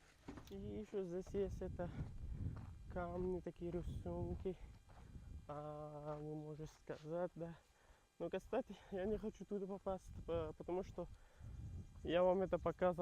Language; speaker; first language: Russian; non-native, learner; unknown